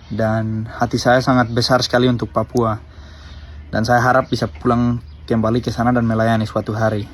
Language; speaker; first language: Indonesian; early bilingual, other home language; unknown